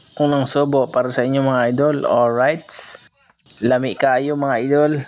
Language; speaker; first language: Filipino; native; Filipino